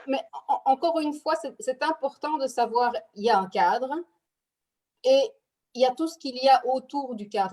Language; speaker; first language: French; native; French